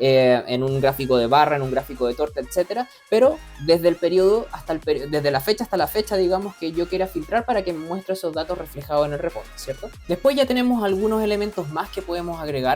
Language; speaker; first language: Spanish; native; Spanish